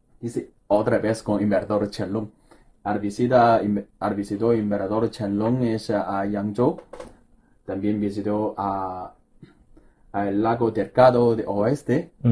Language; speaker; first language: Spanish; non-native, fluent; Chinese